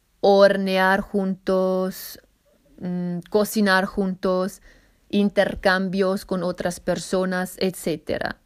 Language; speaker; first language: Spanish; non-native, fluent; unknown